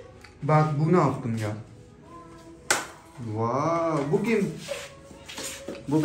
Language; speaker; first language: Turkish; non-native, learner; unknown